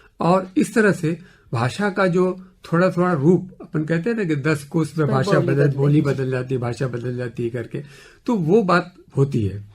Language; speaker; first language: Hindi; non-native, local second language; Gujarati